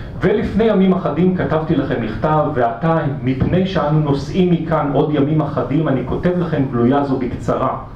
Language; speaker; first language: Hebrew; native; Hebrew